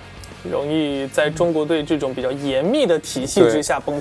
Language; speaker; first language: Chinese; native; Chinese